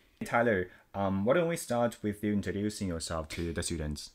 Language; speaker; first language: English; non-native, fluent; Chinese